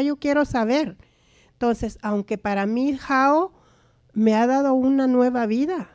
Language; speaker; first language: Spanish; native; Spanish